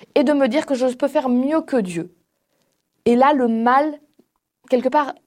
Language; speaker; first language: French; native; French